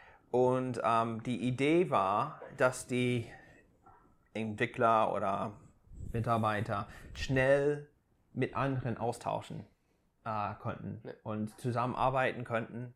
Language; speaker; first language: German; non-native, fluent; English